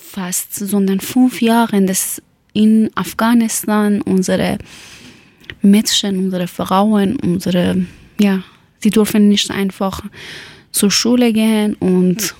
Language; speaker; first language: German; non-native, learner; Persian